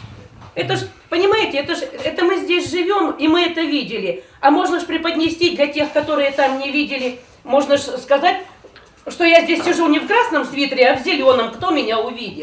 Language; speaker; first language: Russian; native; Russian